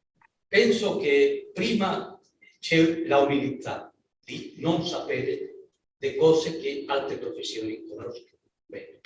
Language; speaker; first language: Italian; non-native, learner; Spanish